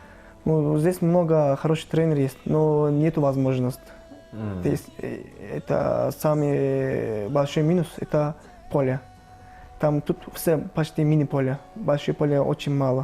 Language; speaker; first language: Russian; non-native, learner; Turkish